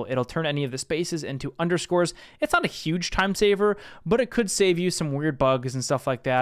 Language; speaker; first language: English; native; English